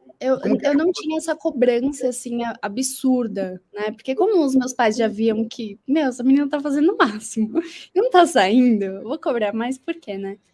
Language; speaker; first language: Portuguese; native; Portuguese